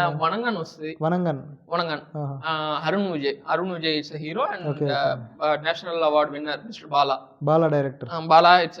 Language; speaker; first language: Telugu; non-native, learner; Tamil